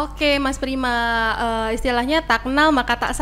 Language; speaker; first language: Indonesian; native; Indonesian